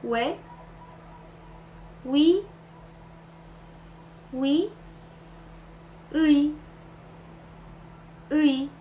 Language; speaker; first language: French; non-native, fluent; Korean